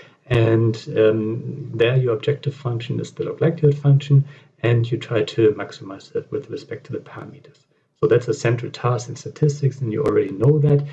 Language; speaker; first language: English; non-native, fluent; German